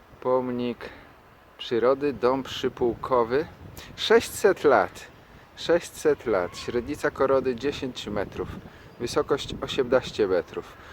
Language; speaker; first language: Polish; native; Polish